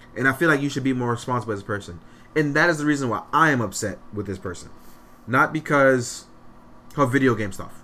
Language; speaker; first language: English; native; English